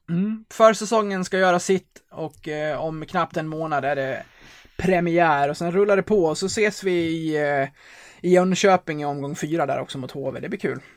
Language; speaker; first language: Swedish; native; Swedish